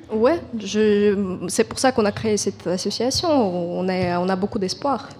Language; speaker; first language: French; non-native, fluent; Ukrainian